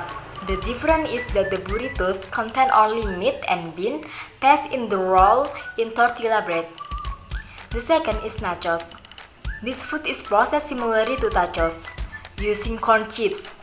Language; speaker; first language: English; non-native, learner; Indonesian